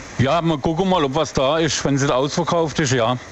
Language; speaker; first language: German; native; German